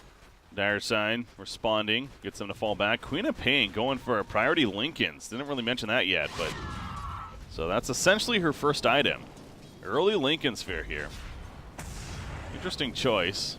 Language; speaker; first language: English; native; English